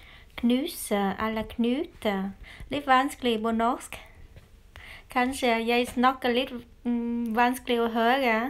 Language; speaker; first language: Norwegian; non-native, learner; Vietnamese